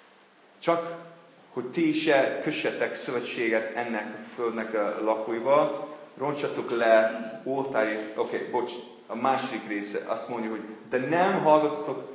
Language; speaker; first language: Hungarian; non-native, fluent; English